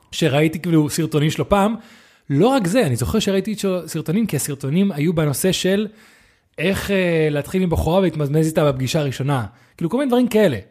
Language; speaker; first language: Hebrew; non-native, fluent; English